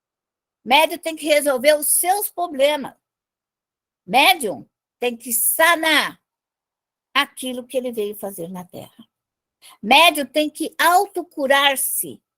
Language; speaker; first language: Portuguese; native; Portuguese